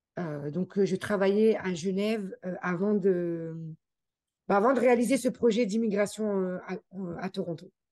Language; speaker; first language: French; native; French